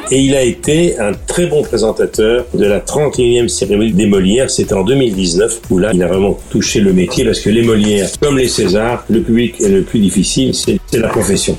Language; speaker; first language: French; native; French